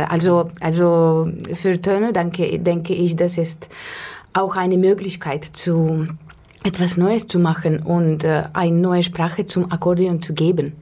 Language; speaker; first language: German; non-native, fluent; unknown